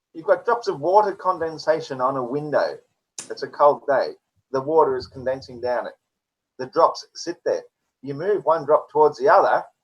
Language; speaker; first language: English; native; English